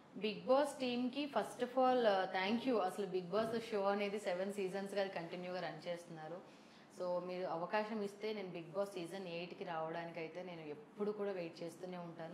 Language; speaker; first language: Telugu; native; Telugu